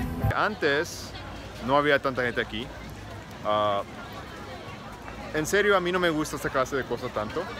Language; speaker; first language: Spanish; early bilingual, heritage; Spanish